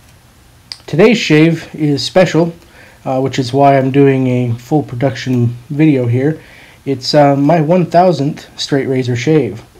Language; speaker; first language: English; native; English